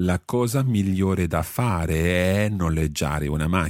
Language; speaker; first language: Italian; non-native, fluent; English